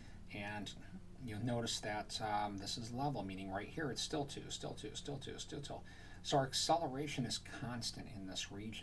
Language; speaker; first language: English; native; English